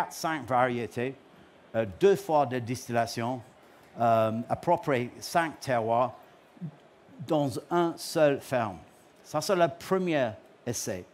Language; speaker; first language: French; non-native, learner; English